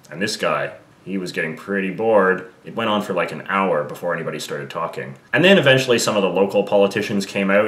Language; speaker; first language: English; native; English